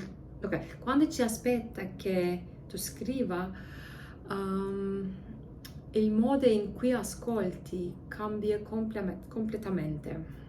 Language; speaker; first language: Italian; non-native, learner; English